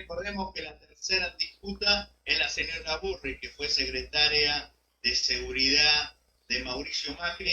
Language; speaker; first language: Spanish; native; Spanish